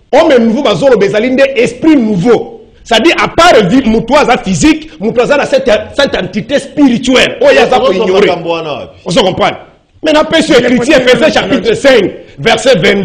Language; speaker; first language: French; non-native, local second language; Lingala